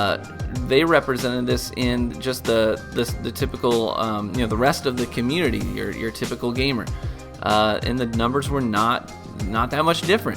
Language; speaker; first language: English; native; English